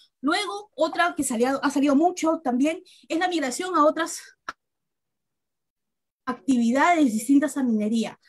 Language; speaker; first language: Spanish; native; Spanish